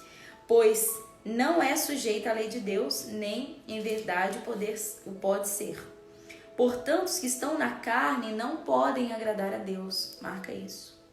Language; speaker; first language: Portuguese; native; Portuguese